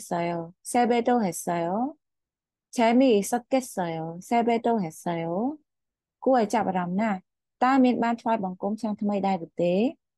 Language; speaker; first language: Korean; non-native, fluent; Khmer